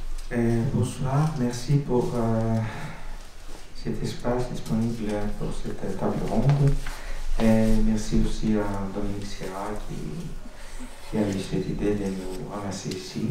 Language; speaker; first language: French; non-native, fluent; Greek